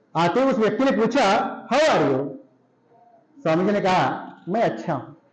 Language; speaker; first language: Hindi; non-native, local second language; Marathi